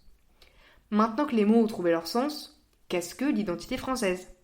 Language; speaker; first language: French; native; French